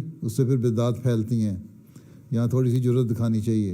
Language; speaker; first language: Urdu; native; Urdu